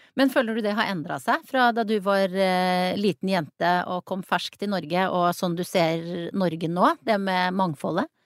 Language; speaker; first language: Norwegian; native; Norwegian